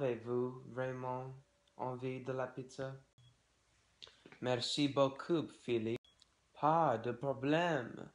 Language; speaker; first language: French; non-native, learner; English